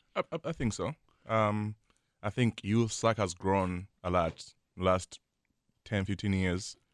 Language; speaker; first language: English; non-native, local second language; Swahili